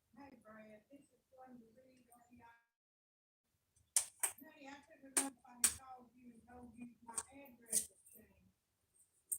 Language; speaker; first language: English; native; English